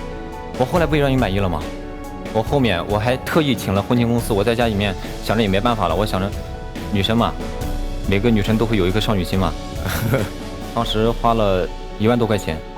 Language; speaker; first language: Chinese; native; Chinese